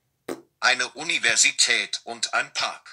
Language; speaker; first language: German; non-native, learner; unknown